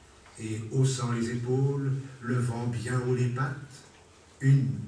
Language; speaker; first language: French; native; French